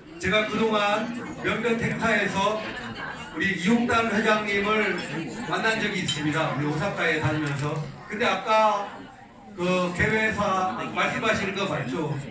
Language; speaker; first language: Korean; native; Korean